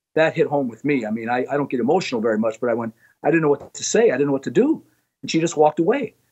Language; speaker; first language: English; native; English